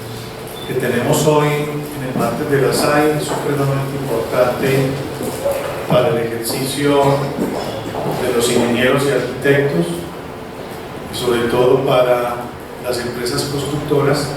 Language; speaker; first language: Spanish; native; Spanish